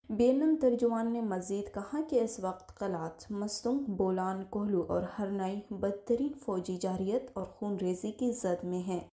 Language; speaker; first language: Urdu; non-native, local second language; Baluchi